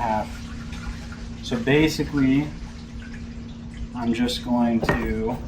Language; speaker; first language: English; native; English